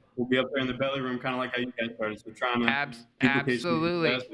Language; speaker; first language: English; native; English